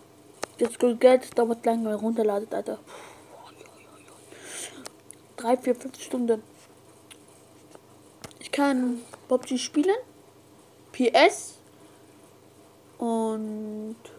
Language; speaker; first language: German; non-native, learner; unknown